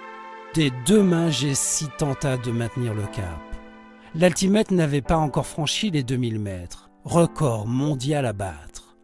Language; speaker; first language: French; native; French